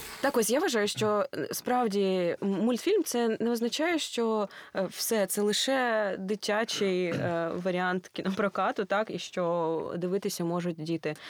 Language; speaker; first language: Ukrainian; non-native, local second language; Russian